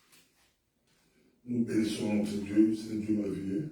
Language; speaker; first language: French; non-native, local second language; Lingala